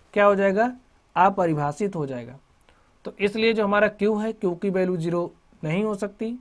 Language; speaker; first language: Hindi; native; Hindi